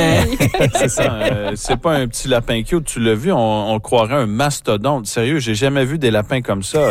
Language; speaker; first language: French; native; French